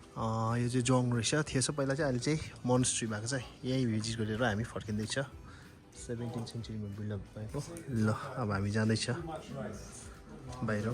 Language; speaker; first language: Nepali; non-native, local second language; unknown